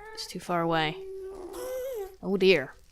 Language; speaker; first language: English; native; English